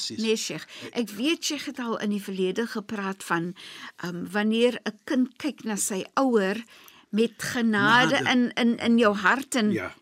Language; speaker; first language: Afrikaans; native; Afrikaans